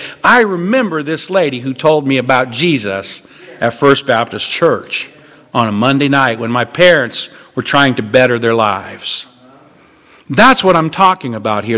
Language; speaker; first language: English; native; English